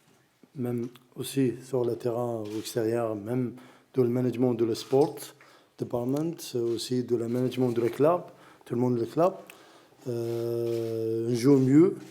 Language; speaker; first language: French; non-native, learner; Arabic